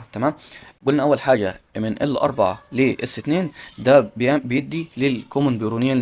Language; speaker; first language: Arabic; native; Arabic